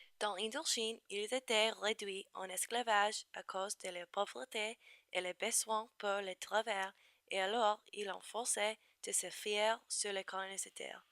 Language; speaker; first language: French; non-native, learner; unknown